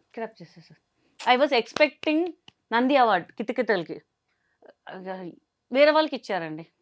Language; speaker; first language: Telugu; non-native, local second language; Hindi